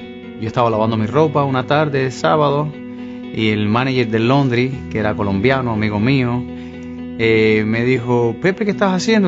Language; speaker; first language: Spanish; native; Spanish